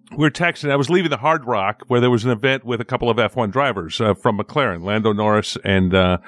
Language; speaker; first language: English; native; English